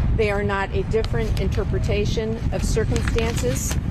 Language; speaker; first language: English; native; English